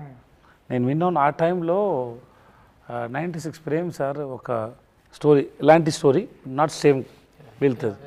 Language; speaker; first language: Telugu; non-native, learner; Tamil